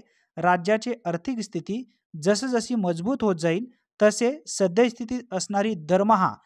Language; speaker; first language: Marathi; native; Marathi